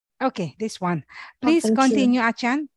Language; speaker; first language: English; non-native, learner; Indonesian